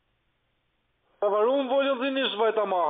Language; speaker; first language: German; non-native, learner; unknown